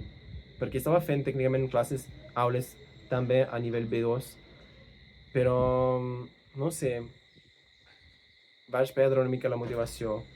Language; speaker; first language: Catalan; non-native, fluent; English